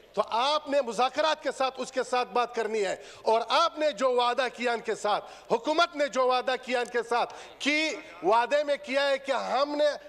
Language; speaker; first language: Urdu; non-native, local second language; Pashto